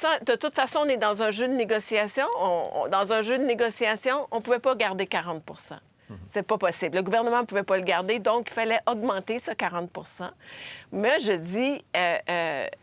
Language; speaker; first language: French; native; French